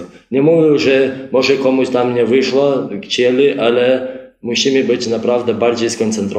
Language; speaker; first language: Polish; non-native, fluent; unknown